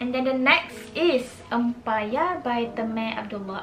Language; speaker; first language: English; non-native, local second language; Malay